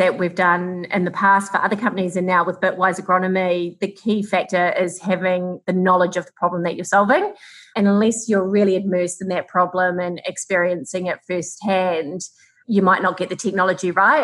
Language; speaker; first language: English; native; English